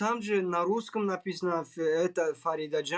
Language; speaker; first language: Russian; non-native, learner; Tajik